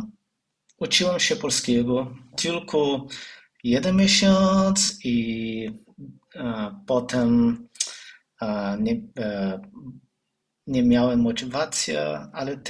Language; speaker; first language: Polish; non-native, learner; Portuguese